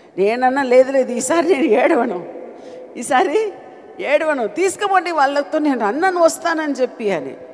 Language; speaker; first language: Telugu; non-native, fluent; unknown